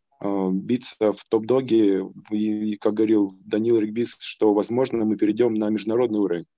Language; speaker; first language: Russian; native; Russian